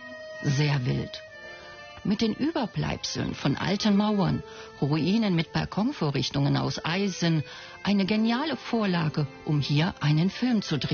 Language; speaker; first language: German; native; German